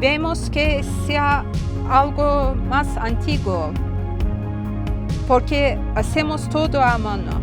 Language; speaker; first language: Spanish; non-native, fluent; Turkish